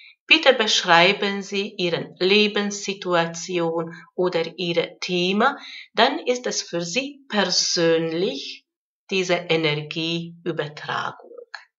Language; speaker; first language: German; non-native, fluent; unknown